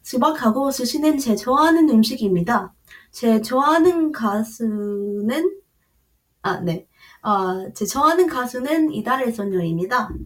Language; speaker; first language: Korean; non-native, learner; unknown